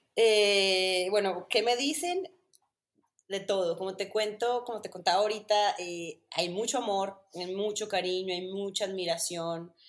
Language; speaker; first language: Spanish; native; Spanish